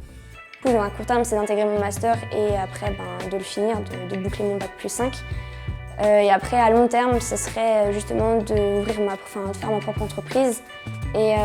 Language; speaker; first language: French; native; French